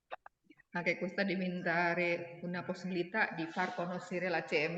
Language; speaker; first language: Italian; non-native, learner; Indonesian